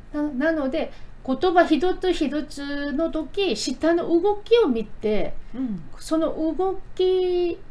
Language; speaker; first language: Japanese; non-native, fluent; Korean